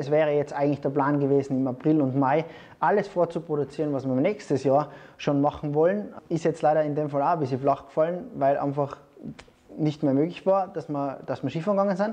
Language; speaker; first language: German; native; German